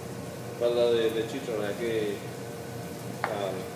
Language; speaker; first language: Spanish; early bilingual, heritage; Spanish